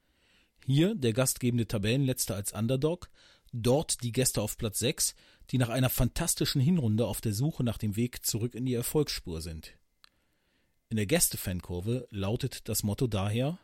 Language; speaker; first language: German; native; German